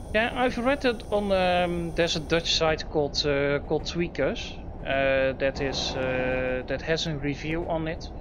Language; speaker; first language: English; non-native, fluent; Dutch